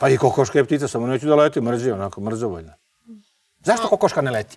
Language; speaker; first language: Serbian; native; Serbian